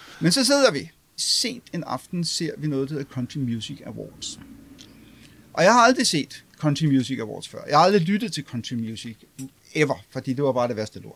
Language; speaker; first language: Danish; native; Danish